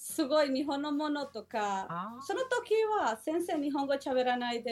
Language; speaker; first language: Japanese; non-native, learner; Spanish